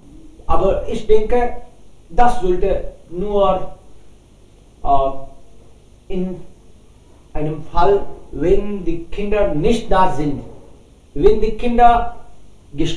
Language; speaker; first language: German; non-native, learner; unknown